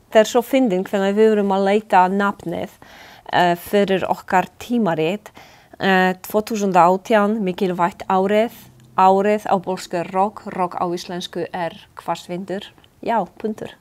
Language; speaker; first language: Icelandic; non-native, learner; Polish